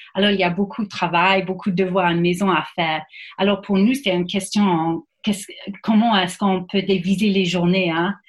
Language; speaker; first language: French; non-native, fluent; English